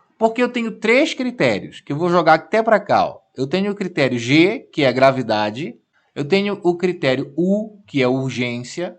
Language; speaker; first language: Portuguese; native; Portuguese